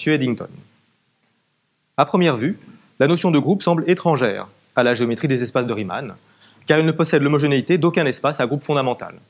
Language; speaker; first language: French; native; French